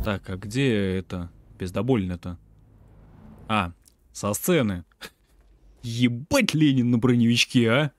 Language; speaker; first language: Russian; native; Russian